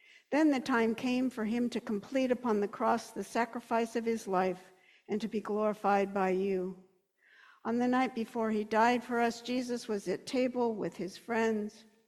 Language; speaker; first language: English; native; English